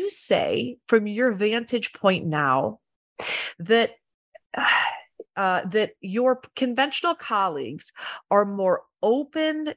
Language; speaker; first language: English; native; English